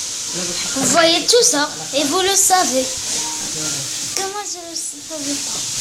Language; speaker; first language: French; non-native, learner; Arabic